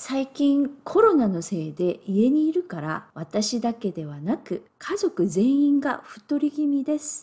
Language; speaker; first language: Japanese; non-native, fluent; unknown